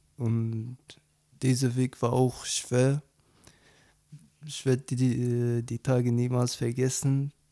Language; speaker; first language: German; non-native, learner; Arabic